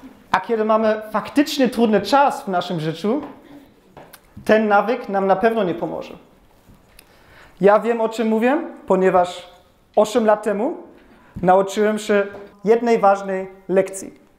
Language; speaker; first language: Polish; non-native, fluent; German